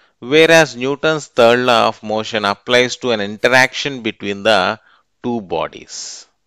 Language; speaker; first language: English; non-native, local second language; Telugu